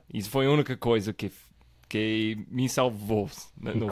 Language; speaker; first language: Portuguese; non-native, fluent; English